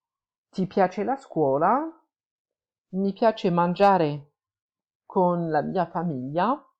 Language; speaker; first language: Italian; non-native, fluent; French